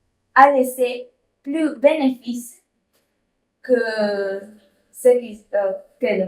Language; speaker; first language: French; non-native, learner; Spanish